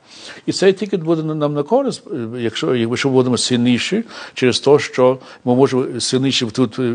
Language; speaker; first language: Ukrainian; early bilingual, heritage; English